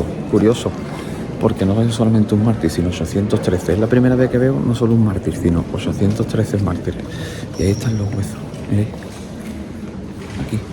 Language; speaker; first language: Spanish; native; Spanish